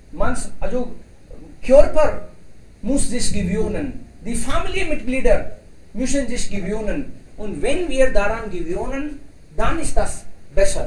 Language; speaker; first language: German; non-native, fluent; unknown